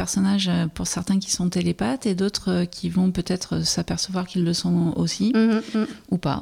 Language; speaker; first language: French; native; French